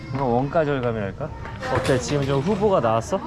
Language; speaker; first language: Korean; native; Korean